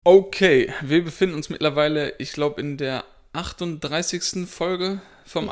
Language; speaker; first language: German; native; German